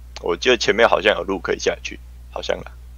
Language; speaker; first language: Chinese; native; Chinese